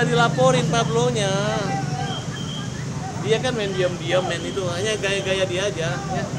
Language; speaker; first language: Indonesian; native; Indonesian